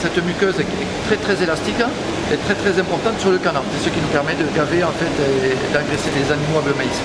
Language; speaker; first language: French; native; French